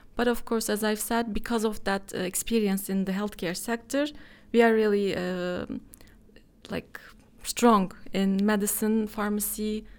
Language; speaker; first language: English; non-native, fluent; Turkish